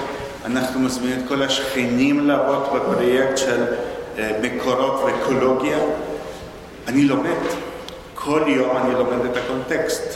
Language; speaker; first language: Hebrew; non-native, fluent; Spanish